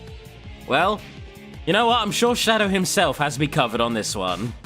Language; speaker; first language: English; native; English